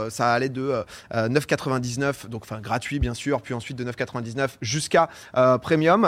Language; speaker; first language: French; native; French